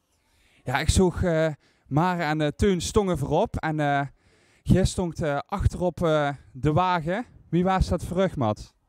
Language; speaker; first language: Dutch; native; Dutch